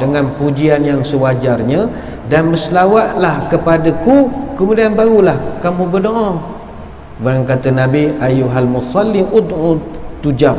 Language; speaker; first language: Malay; native; Malay